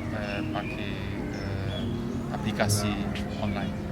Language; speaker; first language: Indonesian; non-native, fluent; Polish